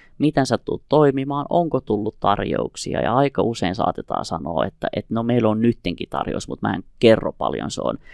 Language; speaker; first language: Finnish; early bilingual, other home language; Kurdish